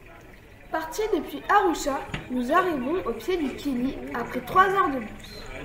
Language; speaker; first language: French; native; French